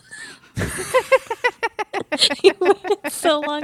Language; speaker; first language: English; native; English